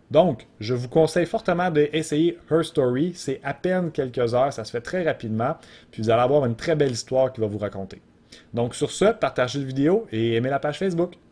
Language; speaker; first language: French; native; French